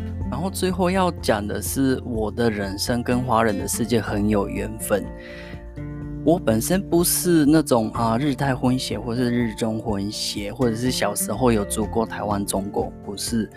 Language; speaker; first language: Chinese; non-native, fluent; Japanese